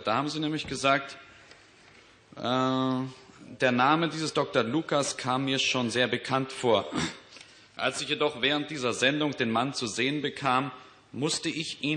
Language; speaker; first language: German; native; German